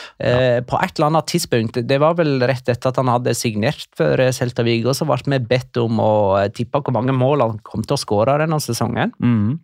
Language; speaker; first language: Norwegian; native; Norwegian